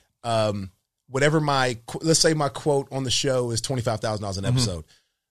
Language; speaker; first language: English; native; English